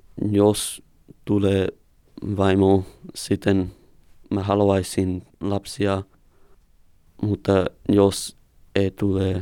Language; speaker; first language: Finnish; non-native, learner; English